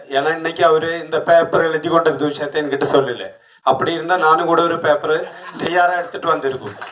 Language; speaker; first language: Tamil; non-native, learner; Malayalam